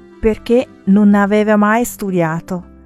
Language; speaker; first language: Italian; non-native, fluent; Chinese